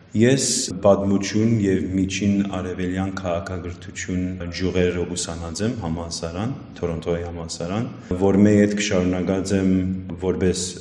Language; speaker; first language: Armenian; early bilingual, heritage; Armenian